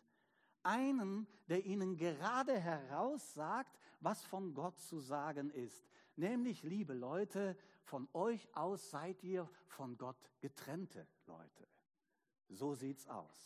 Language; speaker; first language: German; native; German